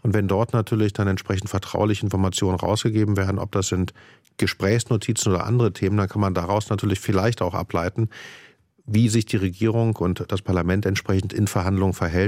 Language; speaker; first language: German; native; German